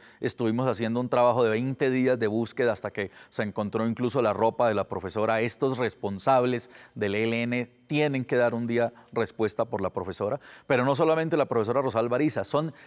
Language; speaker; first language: Spanish; native; Spanish